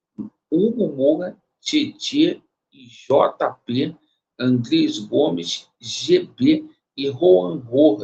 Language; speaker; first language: Portuguese; native; Portuguese